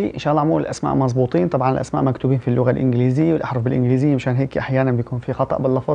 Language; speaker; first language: Arabic; early bilingual, heritage; Arabic